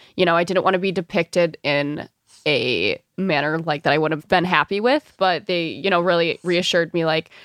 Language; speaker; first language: English; native; English